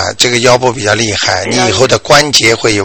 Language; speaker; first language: Chinese; native; Chinese